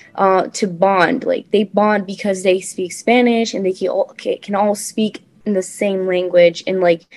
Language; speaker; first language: English; non-native, fluent; Portuguese